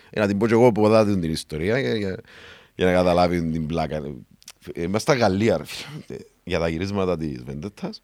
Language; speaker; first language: Greek; native; Greek